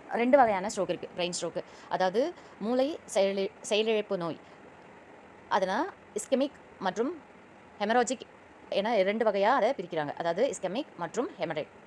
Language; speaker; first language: Tamil; native; Tamil